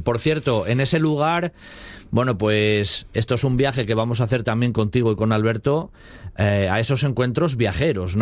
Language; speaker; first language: Spanish; native; Spanish